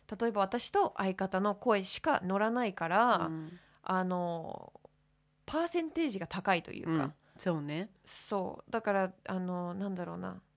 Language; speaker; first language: Japanese; early bilingual, heritage; English